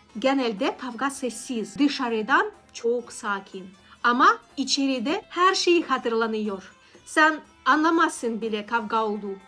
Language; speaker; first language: Turkish; non-native, learner; Russian